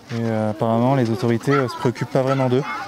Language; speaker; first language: French; native; French